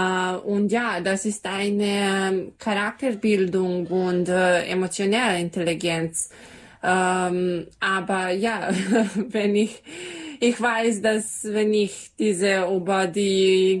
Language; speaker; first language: German; non-native, learner; Serbian